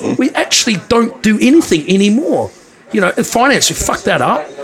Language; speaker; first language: English; native; English